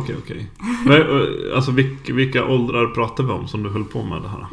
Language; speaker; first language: Swedish; native; Swedish